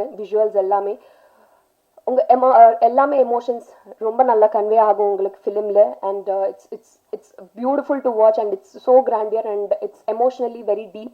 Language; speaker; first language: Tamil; non-native, learner; Telugu